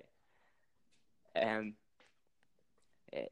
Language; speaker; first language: English; non-native, fluent; Dutch